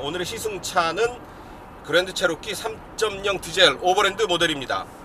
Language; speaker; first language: Korean; native; Korean